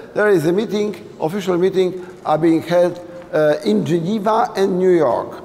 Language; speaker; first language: English; non-native, fluent; Polish